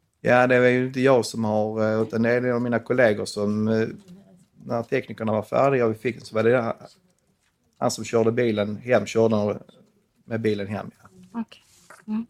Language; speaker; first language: Swedish; native; Swedish